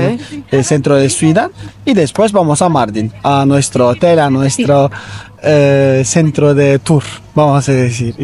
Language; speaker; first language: Spanish; non-native, learner; Turkish